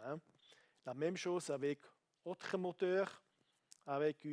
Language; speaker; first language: French; non-native, learner; Italian